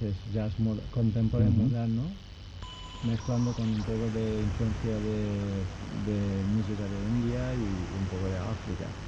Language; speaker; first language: Spanish; non-native, learner; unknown